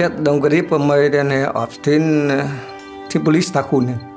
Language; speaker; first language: Swedish; non-native, learner; Vietnamese